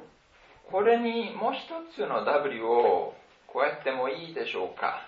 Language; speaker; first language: Japanese; non-native, fluent; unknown